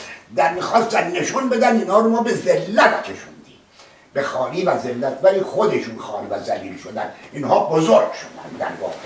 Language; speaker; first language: Persian; native; Persian